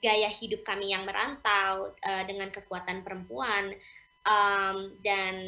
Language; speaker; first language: Indonesian; early bilingual, heritage; English